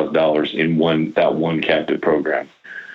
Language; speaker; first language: English; native; English